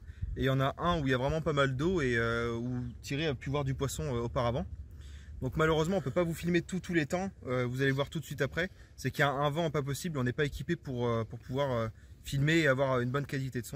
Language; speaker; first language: French; native; French